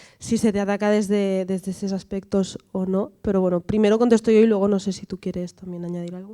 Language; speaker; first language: Spanish; native; Spanish